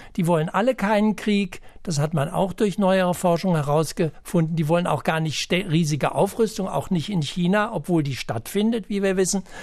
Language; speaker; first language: German; native; German